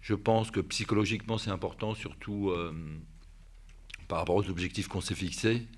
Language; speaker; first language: French; native; French